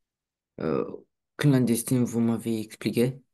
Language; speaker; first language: French; non-native, learner; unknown